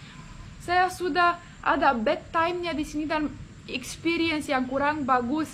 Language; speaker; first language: Indonesian; non-native, fluent; Romanian